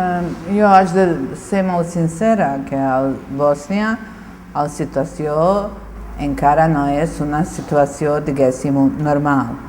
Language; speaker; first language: Catalan; non-native, fluent; Bosnian